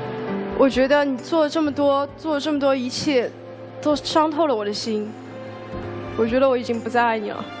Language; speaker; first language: Chinese; native; Chinese